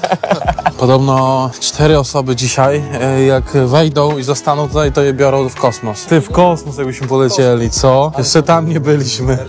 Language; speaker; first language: Polish; native; Polish